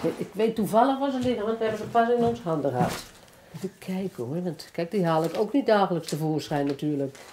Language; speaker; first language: Dutch; native; Dutch